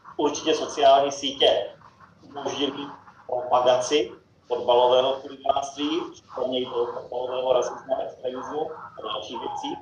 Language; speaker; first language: Czech; native; Czech